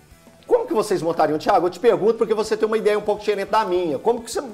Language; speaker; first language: Portuguese; native; Portuguese